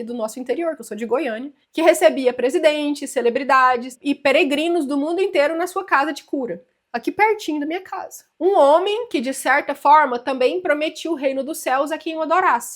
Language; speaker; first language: Portuguese; native; Portuguese